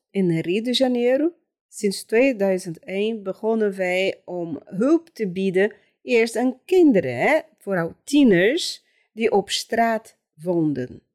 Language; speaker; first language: Dutch; non-native, fluent; Portuguese